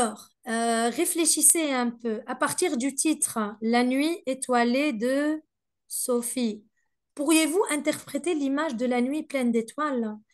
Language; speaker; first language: French; non-native, fluent; Arabic